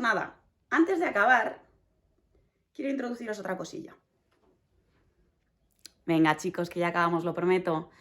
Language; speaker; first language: Spanish; native; Spanish